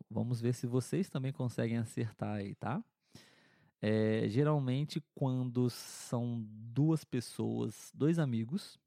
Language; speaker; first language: Portuguese; native; Portuguese